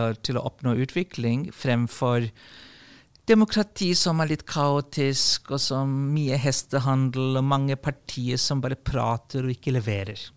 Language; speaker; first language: Norwegian; non-native, fluent; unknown